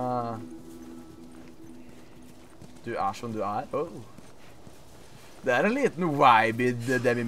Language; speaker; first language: Norwegian; native; Norwegian